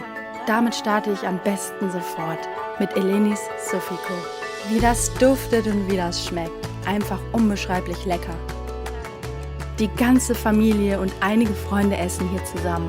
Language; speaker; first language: German; native; German